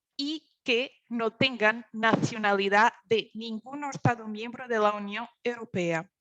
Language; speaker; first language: Spanish; non-native, fluent; Portuguese